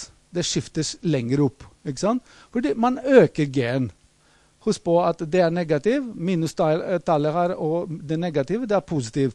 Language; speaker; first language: Norwegian; non-native, fluent; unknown